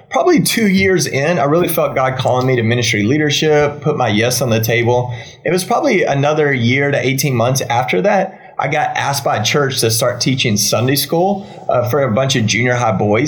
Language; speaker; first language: English; native; English